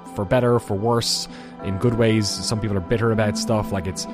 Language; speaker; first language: English; native; English